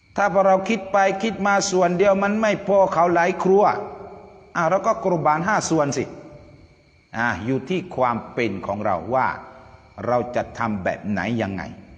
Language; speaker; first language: Thai; non-native, local second language; Pattani Malay